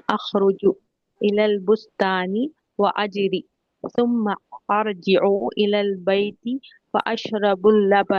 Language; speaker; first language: Arabic; non-native, learner; Urdu